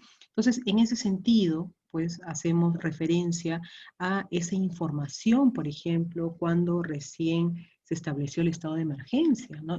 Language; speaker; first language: Spanish; native; Spanish